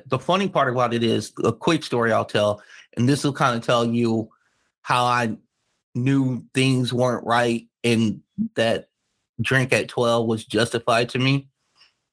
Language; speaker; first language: English; native; English